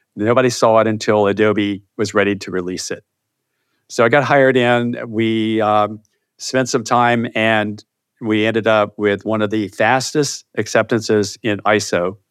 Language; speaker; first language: English; native; English